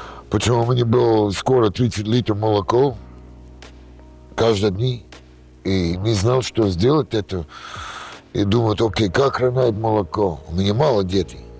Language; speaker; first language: Russian; non-native, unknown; English